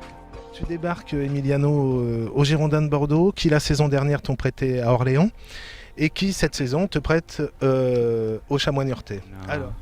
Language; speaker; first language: French; native; French